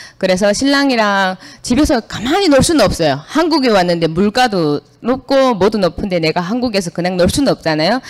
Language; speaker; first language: Korean; native; Korean